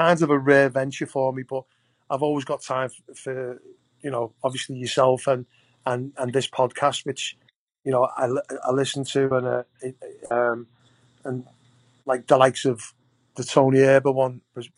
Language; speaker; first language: English; native; English